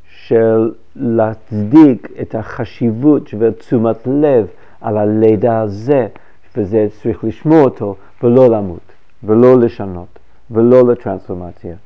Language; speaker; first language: Hebrew; non-native, fluent; English